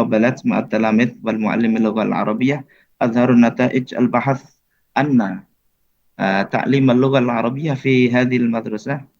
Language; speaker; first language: Arabic; non-native, fluent; Indonesian